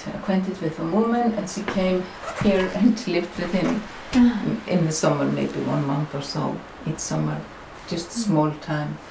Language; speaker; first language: English; non-native, fluent; Icelandic